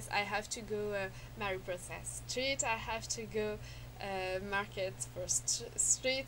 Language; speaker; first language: English; non-native, learner; French